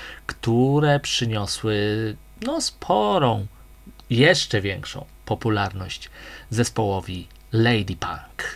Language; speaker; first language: Polish; native; Polish